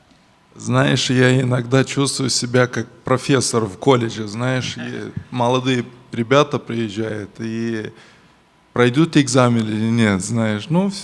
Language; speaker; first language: Russian; non-native, local second language; Romanian